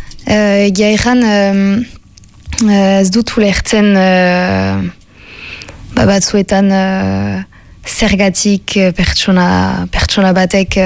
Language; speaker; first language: Basque; non-native, local second language; French